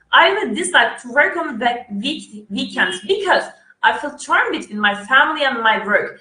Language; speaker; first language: English; non-native, fluent; Turkish